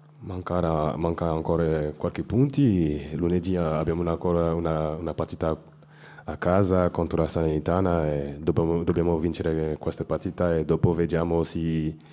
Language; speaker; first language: Italian; non-native, fluent; French